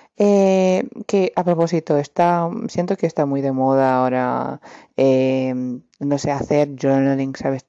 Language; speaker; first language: Spanish; non-native, fluent; Romanian